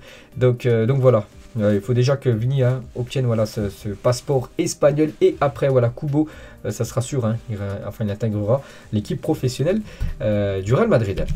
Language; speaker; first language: French; native; French